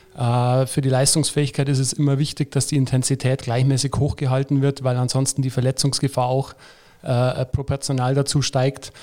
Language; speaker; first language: German; native; German